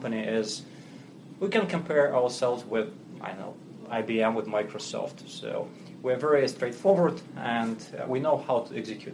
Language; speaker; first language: English; non-native, fluent; Russian